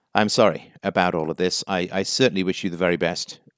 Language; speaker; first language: English; native; English